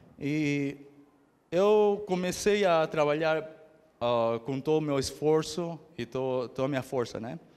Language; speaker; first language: Portuguese; early bilingual, other home language; Korean